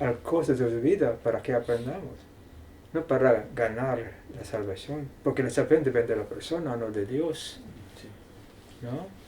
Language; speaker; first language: Spanish; non-native, fluent; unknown